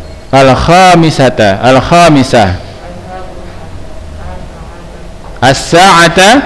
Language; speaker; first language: Arabic; non-native, fluent; Indonesian